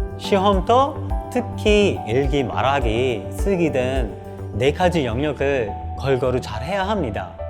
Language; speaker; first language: Korean; non-native, fluent; Sinhala